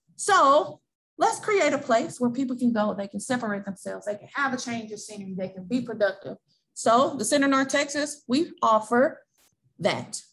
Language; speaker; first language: English; native; English